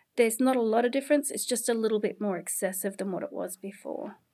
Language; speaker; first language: English; native; English